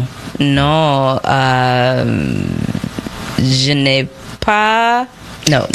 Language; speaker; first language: French; non-native, learner; English